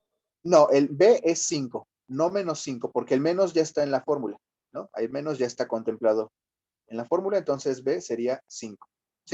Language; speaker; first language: Spanish; native; Spanish